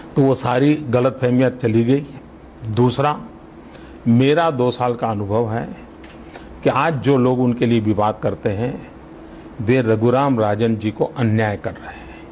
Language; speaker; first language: Hindi; non-native, local second language; Gujarati